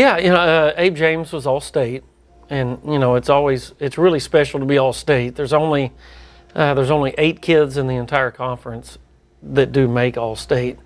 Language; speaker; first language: English; native; English